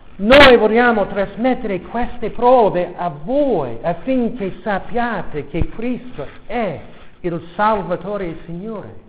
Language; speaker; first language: Italian; non-native, fluent; English